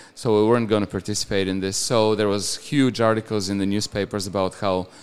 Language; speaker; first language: English; non-native, fluent; Bulgarian